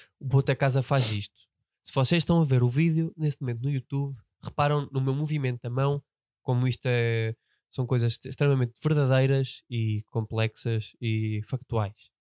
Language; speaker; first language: Portuguese; native; Portuguese